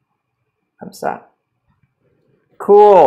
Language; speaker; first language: French; non-native, learner; English